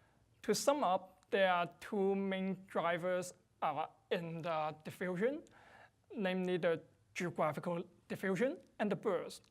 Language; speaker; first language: English; non-native, fluent; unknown